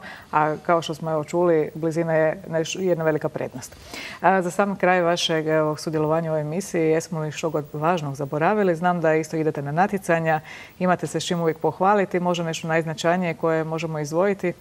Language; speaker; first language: Croatian; native; Croatian